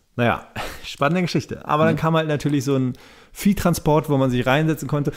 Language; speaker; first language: German; native; German